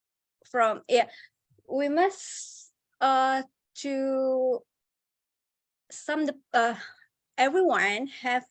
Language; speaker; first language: English; non-native, learner; Indonesian